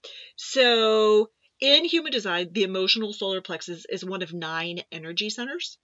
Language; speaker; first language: English; native; English